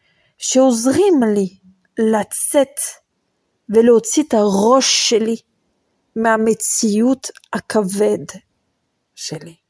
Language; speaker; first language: Hebrew; non-native, fluent; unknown